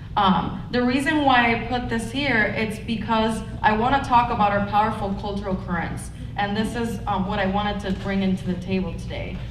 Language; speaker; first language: English; non-native, fluent; Spanish